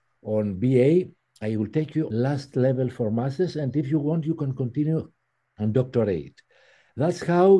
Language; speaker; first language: English; non-native, fluent; Greek